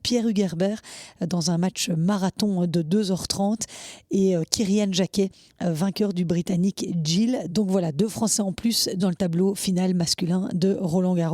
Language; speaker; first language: French; native; French